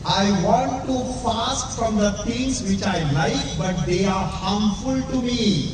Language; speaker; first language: English; non-native, local second language; Marathi